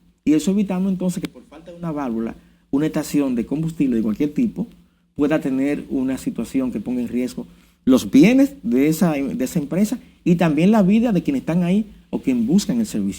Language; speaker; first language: Spanish; native; Spanish